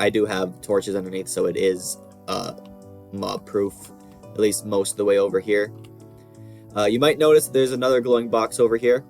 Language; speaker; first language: English; native; English